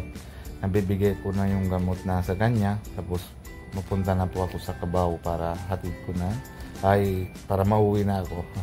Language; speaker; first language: Filipino; non-native, learner; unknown